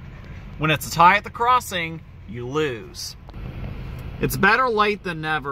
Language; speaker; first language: English; native; English